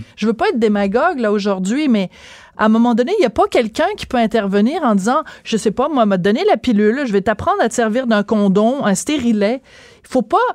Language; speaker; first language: French; native; French